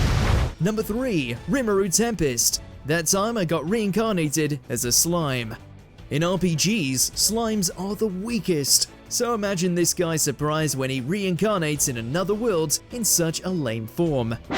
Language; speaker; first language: English; native; English